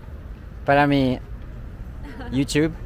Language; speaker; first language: Spanish; non-native, learner; Filipino